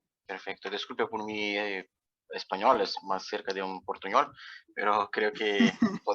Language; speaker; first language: Spanish; non-native, fluent; Portuguese